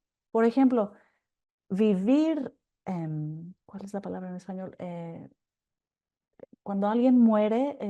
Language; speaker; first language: Spanish; non-native, fluent; Greek